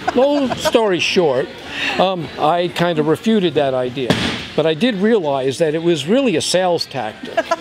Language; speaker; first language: English; native; English